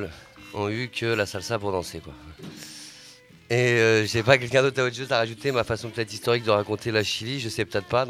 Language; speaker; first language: French; native; French